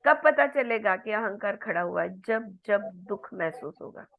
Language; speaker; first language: Hindi; non-native, local second language; Marathi